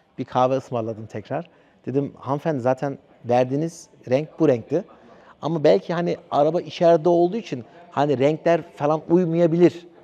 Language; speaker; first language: Turkish; early bilingual, heritage; Turkish